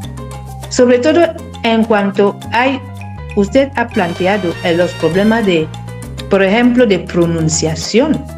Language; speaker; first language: Spanish; non-native, fluent; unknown